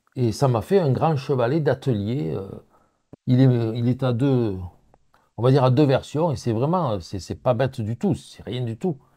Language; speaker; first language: French; native; French